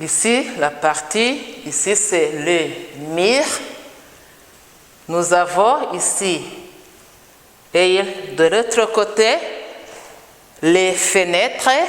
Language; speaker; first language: French; non-native, local second language; Kinyarwanda